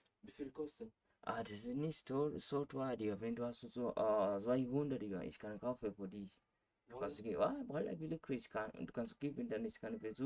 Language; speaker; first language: German; non-native, learner; Swahili